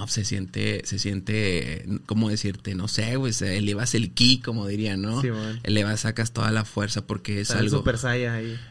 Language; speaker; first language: Spanish; native; Spanish